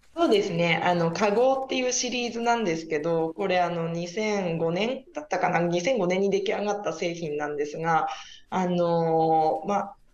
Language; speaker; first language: Japanese; native; Japanese